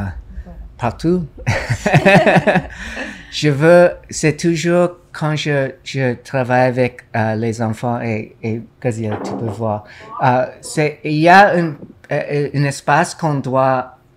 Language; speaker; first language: French; non-native, learner; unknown